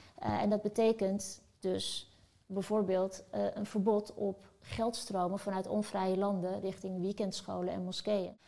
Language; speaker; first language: Dutch; early bilingual, other home language; Turkish